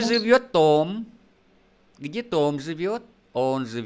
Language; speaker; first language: Russian; non-native, fluent; Vietnamese